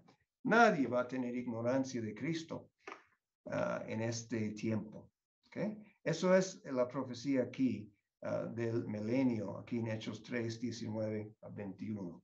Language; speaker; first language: Spanish; non-native, fluent; English